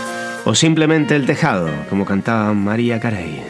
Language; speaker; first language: Spanish; native; Spanish